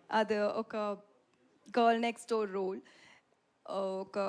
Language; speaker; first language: Telugu; non-native, learner; Tamil